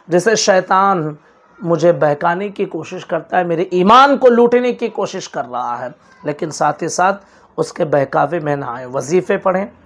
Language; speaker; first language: Urdu; native; Urdu